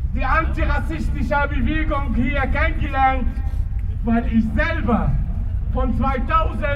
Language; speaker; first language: German; non-native, learner; Arabic